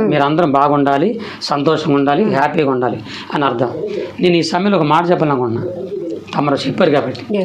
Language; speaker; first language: Telugu; non-native, local second language; Koya